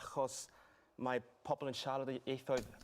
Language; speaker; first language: Welsh; non-native, fluent; Cantonese